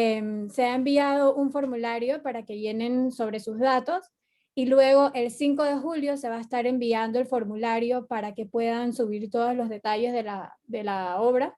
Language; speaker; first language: Spanish; native; Spanish